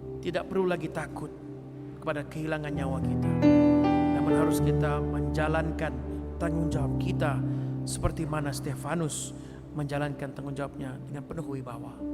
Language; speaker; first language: Malay; non-native, local second language; Iban